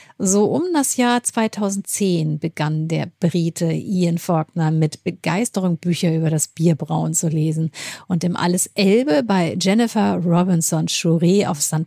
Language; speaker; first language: German; native; German